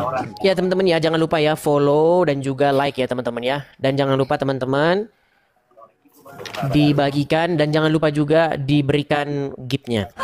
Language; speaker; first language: Indonesian; native; Indonesian